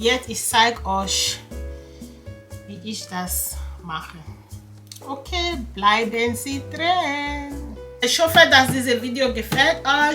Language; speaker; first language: German; non-native, learner; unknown